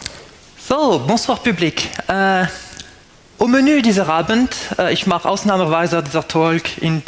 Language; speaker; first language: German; non-native, fluent; French